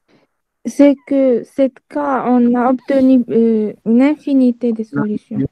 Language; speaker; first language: French; non-native, local second language; Arabic